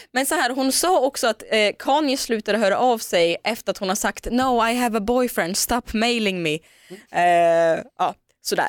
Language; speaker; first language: Swedish; early bilingual, other home language; Russian